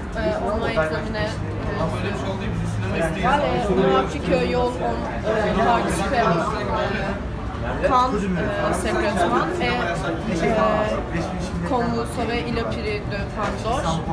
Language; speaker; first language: French; non-native, learner; Turkish